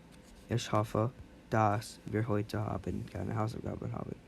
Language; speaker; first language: German; non-native, learner; English